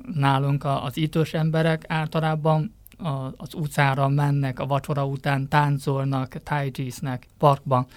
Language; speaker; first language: Hungarian; non-native, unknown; Chinese